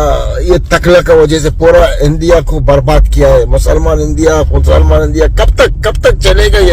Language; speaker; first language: Hindi; non-native, learner; Arabic